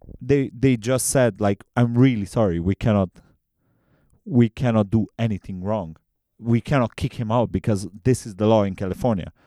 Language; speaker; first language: English; non-native, fluent; Romanian